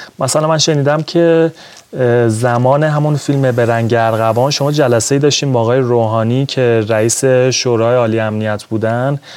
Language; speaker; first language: Persian; native; Persian